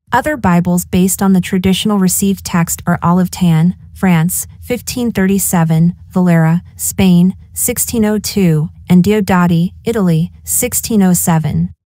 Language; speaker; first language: English; native; English